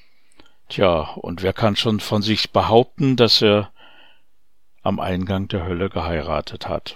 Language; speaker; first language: German; native; German